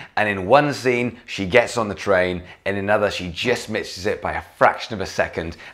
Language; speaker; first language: English; native; English